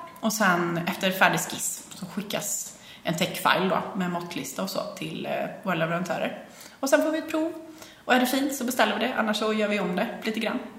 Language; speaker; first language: Swedish; native; Swedish